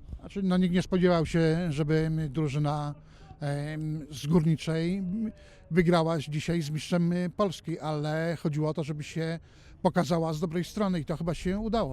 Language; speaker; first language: Polish; native; Polish